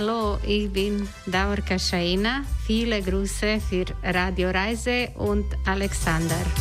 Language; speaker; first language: German; non-native, learner; Croatian